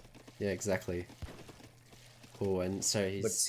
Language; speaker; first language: English; native; English